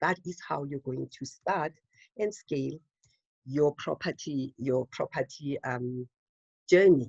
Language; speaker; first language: English; non-native, local second language; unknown